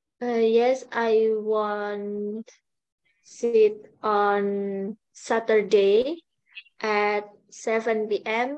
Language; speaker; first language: English; non-native, learner; Indonesian